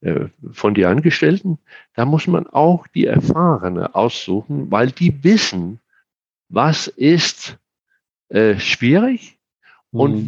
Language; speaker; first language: German; non-native, fluent; Danish